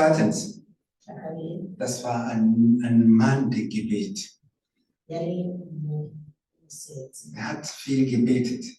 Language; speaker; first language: German; non-native, learner; Rundi